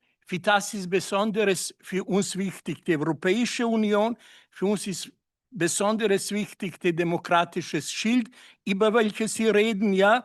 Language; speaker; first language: German; non-native, learner; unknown